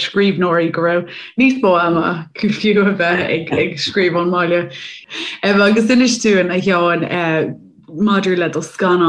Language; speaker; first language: Irish; native; Irish